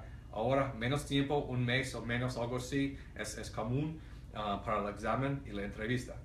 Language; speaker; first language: Spanish; non-native, fluent; English